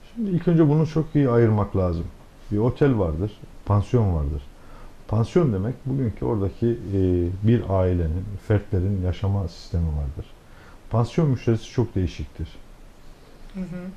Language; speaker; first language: Turkish; native; Turkish